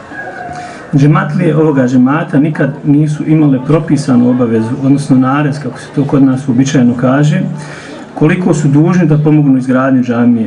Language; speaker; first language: Croatian; native; Croatian